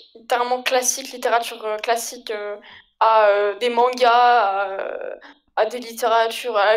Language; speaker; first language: French; native; French